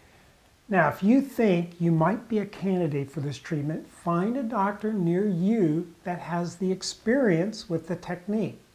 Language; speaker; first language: English; native; English